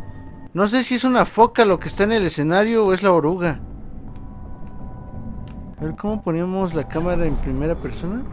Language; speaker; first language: Spanish; native; Spanish